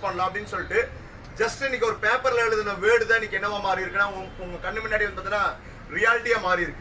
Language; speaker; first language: Tamil; native; Tamil